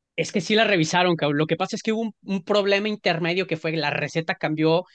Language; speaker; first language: Spanish; native; Spanish